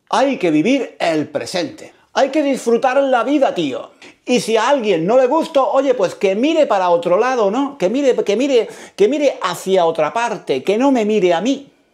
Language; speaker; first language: Spanish; native; Spanish